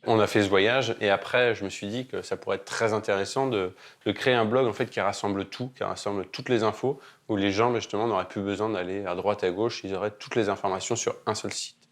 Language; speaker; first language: French; native; French